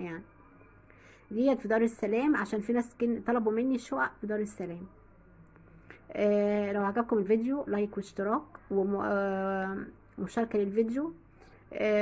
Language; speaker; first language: Arabic; native; Arabic